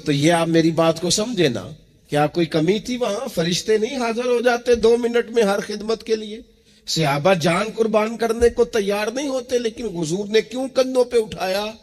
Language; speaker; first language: Urdu; non-native, local second language; Punjabi